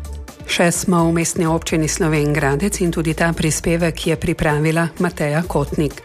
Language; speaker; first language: Slovenian; native; Slovenian